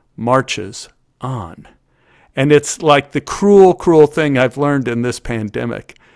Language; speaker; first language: English; native; English